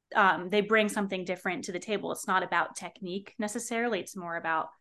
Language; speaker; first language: English; native; English